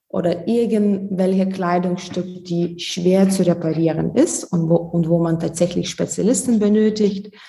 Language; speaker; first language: German; non-native, fluent; Lithuanian